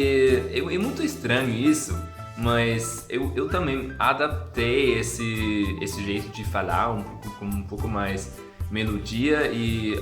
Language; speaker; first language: Portuguese; non-native, fluent; German